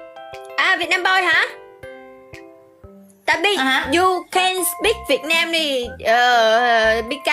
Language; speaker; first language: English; non-native, learner; Vietnamese